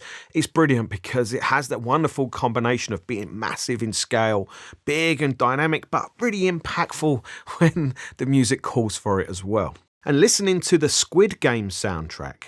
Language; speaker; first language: English; native; English